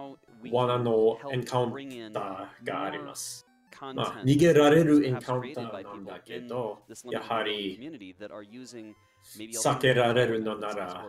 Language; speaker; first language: Japanese; non-native, learner; English